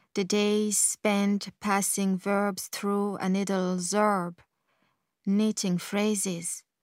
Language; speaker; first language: English; early bilingual, other home language; Kongo